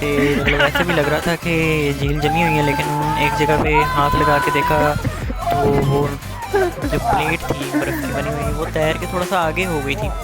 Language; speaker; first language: Urdu; native; Urdu